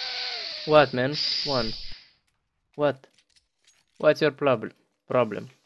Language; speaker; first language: English; non-native, learner; Romanian